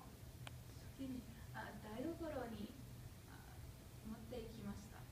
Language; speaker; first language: Japanese; non-native, learner; English